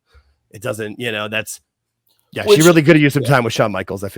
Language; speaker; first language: English; native; English